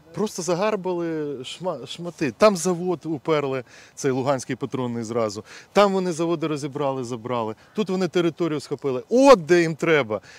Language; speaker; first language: Ukrainian; native; Ukrainian